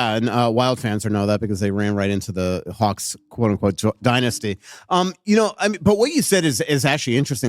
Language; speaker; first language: English; native; English